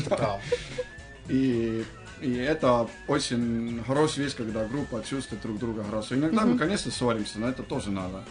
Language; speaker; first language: Russian; non-native, fluent; Estonian